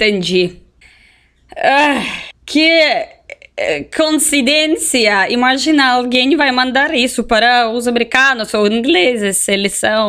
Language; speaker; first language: Portuguese; non-native, fluent; Russian